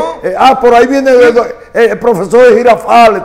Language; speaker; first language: Spanish; native; Spanish